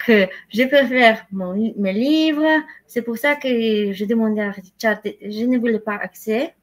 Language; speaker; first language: French; non-native, fluent; Polish